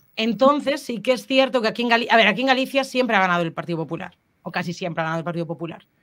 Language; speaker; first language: Spanish; native; Spanish